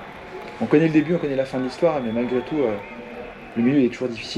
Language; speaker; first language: French; native; French